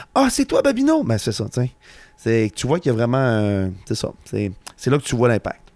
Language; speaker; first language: French; native; French